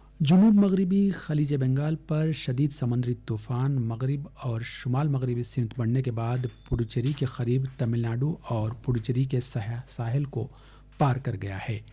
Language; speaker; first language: Urdu; native; Urdu